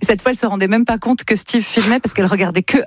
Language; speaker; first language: French; native; French